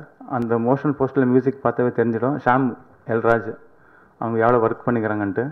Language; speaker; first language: Tamil; non-native, learner; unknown